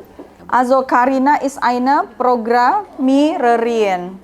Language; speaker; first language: German; non-native, learner; Indonesian